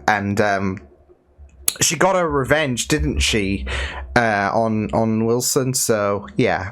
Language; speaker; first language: English; native; English